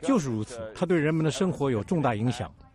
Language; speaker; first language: Chinese; native; Chinese